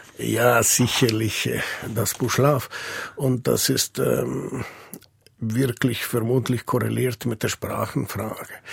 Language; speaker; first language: German; non-native, local second language; Italian